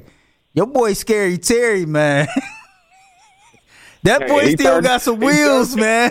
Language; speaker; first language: English; native; English